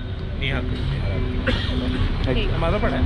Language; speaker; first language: Japanese; non-native, fluent; Marathi